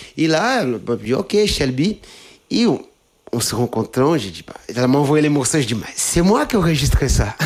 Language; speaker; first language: French; non-native, fluent; Portuguese